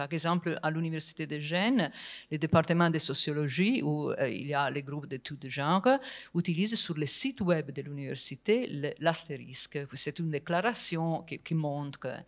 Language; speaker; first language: French; non-native, fluent; Italian